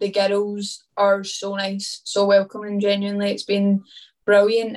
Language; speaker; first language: English; native; English